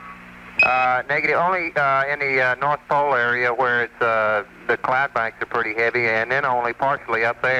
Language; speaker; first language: English; native; English